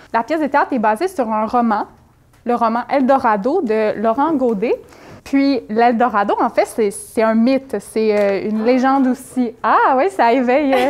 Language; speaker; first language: French; native; French